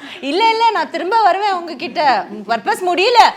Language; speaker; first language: Tamil; native; Tamil